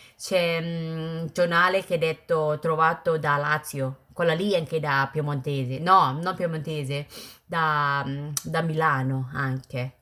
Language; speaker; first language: Italian; non-native, learner; Thai